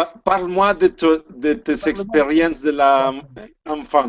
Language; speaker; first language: French; non-native, learner; Spanish